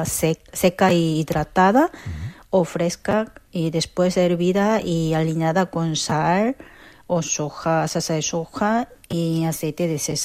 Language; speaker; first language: Spanish; non-native, fluent; Korean